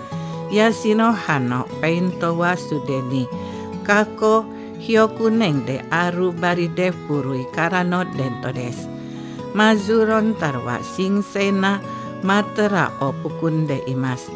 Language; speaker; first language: Japanese; non-native, fluent; Indonesian